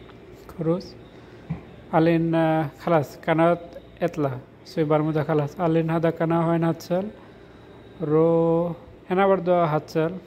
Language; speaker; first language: Arabic; non-native, learner; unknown